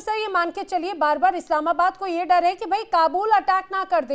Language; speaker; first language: Hindi; native; Hindi